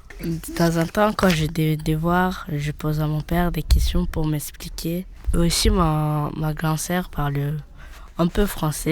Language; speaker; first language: French; early bilingual, other home language; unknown